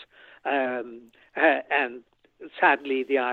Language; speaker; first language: English; non-native, local second language; Bangla